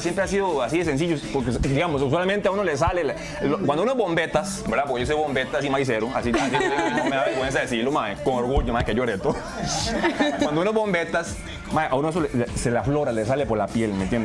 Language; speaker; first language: Spanish; native; Spanish